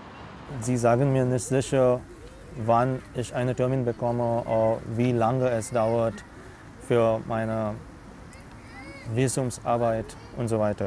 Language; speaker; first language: German; non-native, fluent; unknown